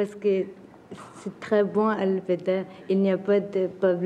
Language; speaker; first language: French; non-native, learner; Tibetan